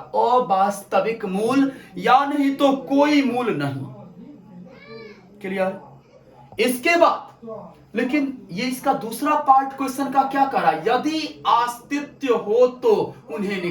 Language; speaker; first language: Hindi; native; Hindi